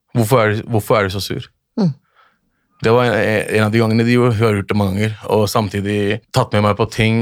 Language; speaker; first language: Norwegian; early bilingual, other home language; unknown